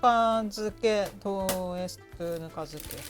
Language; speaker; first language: Polish; non-native, learner; Japanese